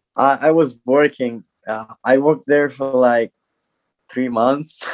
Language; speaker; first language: English; non-native, learner; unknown